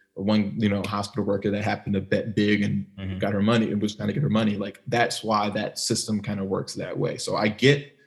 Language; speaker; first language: English; native; English